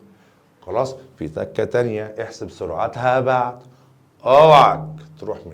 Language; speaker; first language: Arabic; native; Arabic